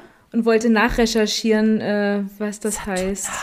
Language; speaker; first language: German; native; German